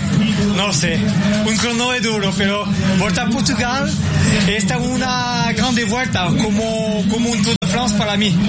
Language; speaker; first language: Portuguese; non-native, learner; Spanish